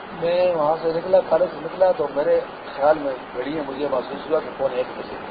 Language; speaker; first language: Urdu; non-native, local second language; Pashto